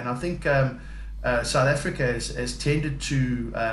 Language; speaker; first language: English; native; English